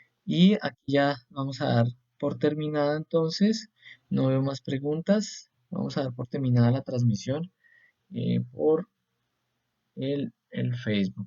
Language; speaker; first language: Spanish; native; Spanish